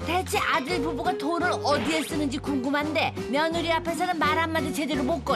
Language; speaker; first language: Korean; native; Korean